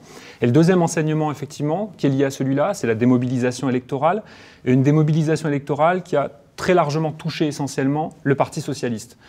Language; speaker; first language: French; native; French